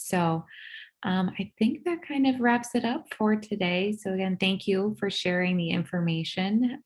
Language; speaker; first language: English; native; English